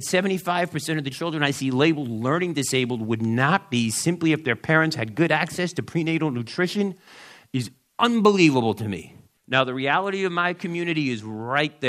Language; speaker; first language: English; native; English